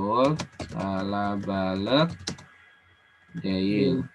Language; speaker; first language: Turkish; non-native, learner; Indonesian